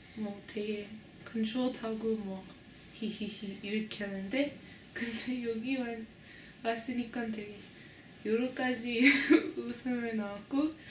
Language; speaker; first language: Korean; non-native, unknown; English